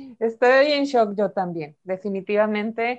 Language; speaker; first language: Spanish; native; Spanish